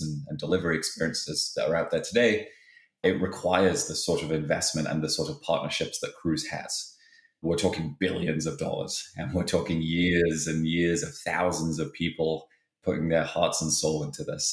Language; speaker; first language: English; native; English